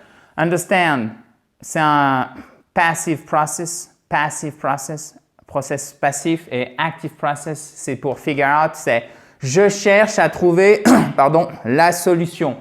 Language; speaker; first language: French; native; French